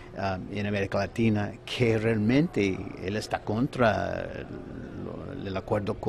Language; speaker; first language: Spanish; non-native, fluent; English